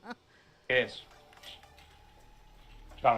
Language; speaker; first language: Spanish; non-native, learner; English